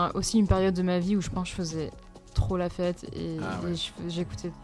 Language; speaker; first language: French; native; French